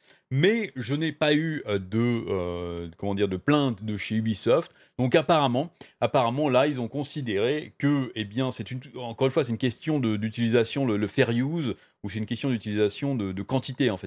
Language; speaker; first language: French; native; French